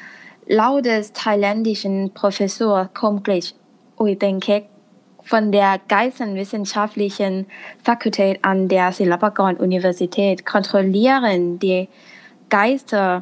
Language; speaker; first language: German; non-native, fluent; Thai